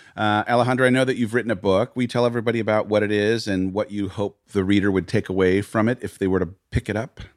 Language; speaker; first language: English; native; English